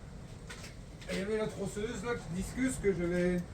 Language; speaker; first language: French; native; French